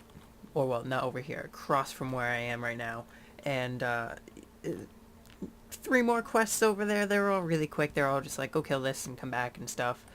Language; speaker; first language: English; native; English